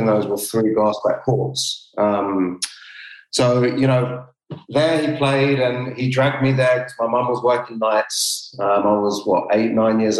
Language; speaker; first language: English; native; English